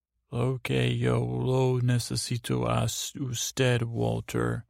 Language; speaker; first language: Spanish; non-native, learner; English